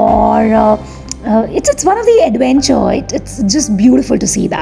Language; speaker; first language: English; non-native, local second language; Hindi